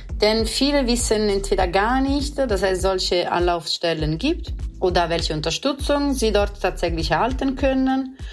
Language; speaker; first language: German; non-native, fluent; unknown